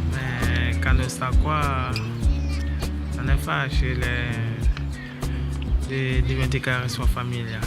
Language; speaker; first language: Italian; non-native, learner; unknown